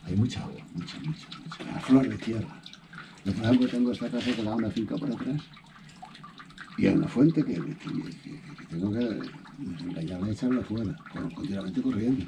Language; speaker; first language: Spanish; non-native, local second language; Galician